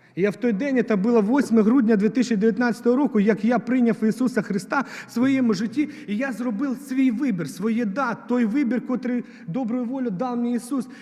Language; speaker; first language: Ukrainian; non-native, local second language; Russian